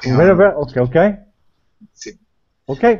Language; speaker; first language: Spanish; non-native, learner; English